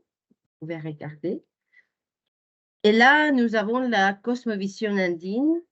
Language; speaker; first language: French; non-native, fluent; Spanish